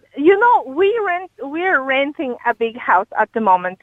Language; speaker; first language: English; non-native, fluent; Polish